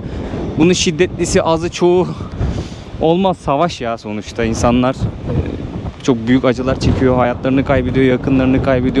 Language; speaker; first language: Turkish; native; Turkish